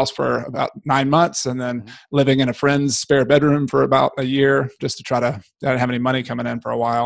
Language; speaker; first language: English; native; English